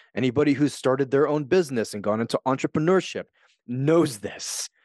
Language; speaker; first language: English; native; English